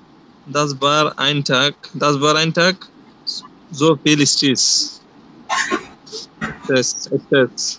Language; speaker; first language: German; non-native, learner; Bangla